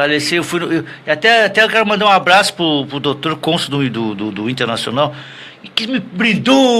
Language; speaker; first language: Portuguese; native; Portuguese